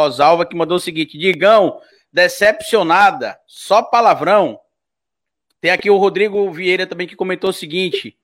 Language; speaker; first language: Portuguese; native; Portuguese